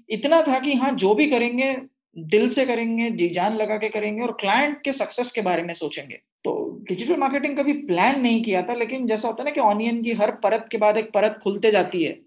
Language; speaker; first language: Hindi; non-native, local second language; Marathi